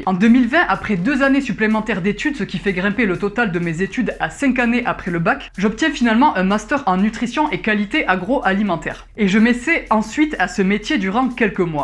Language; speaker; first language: French; native; French